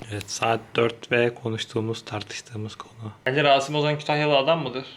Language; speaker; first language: Turkish; native; Turkish